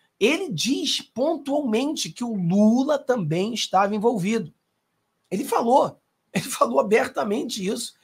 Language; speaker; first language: Portuguese; non-native, fluent; Spanish